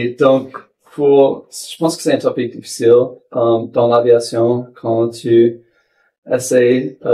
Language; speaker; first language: French; non-native, local second language; English